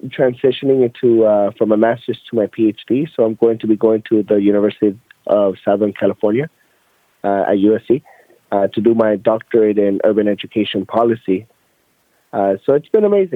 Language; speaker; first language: English; native; English